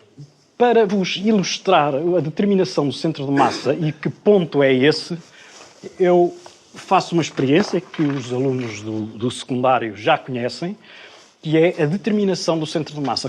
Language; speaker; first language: Portuguese; native; Portuguese